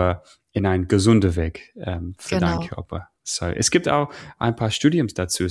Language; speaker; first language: German; non-native, learner; English